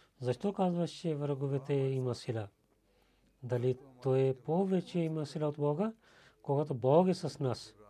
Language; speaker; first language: Bulgarian; non-native, learner; Urdu